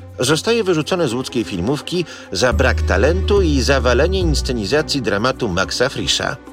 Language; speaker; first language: Polish; native; Polish